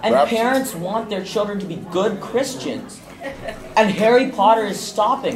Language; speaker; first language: English; native; English